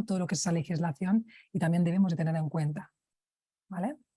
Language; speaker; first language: Spanish; native; Spanish